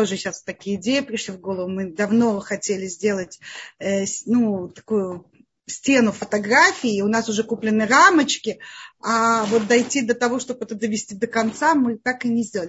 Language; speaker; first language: Russian; native; Russian